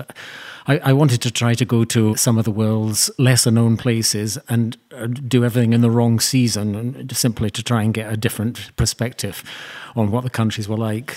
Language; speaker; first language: English; native; English